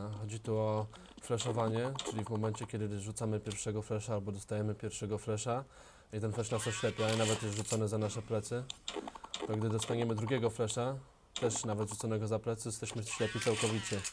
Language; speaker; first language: Polish; native; Polish